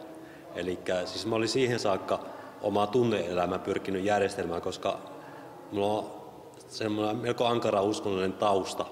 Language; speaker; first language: Finnish; native; Finnish